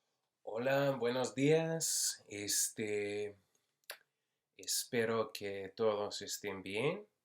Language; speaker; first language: Spanish; non-native, fluent; English